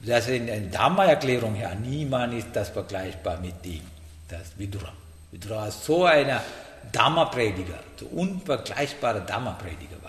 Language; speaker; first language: German; non-native, learner; Sinhala